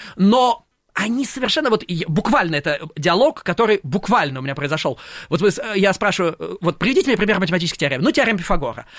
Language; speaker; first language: Russian; native; Russian